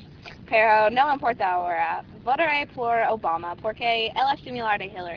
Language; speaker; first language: Spanish; non-native, learner; English